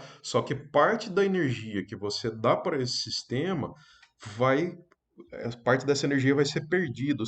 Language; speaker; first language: Portuguese; native; Portuguese